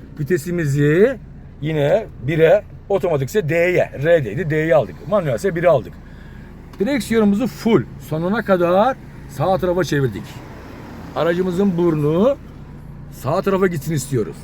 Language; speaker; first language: Turkish; native; Turkish